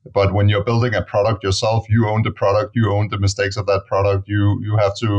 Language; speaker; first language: English; non-native, fluent; Danish